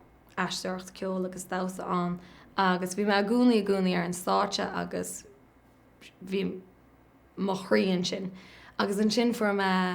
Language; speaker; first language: Irish; native; Irish